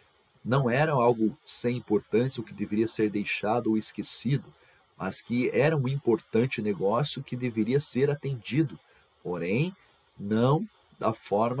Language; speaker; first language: Portuguese; native; Portuguese